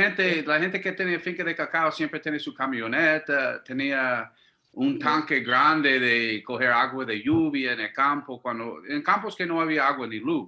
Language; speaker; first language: Spanish; non-native, fluent; English